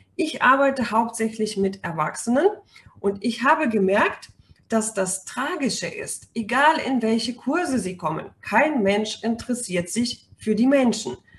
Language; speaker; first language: German; non-native, fluent; Russian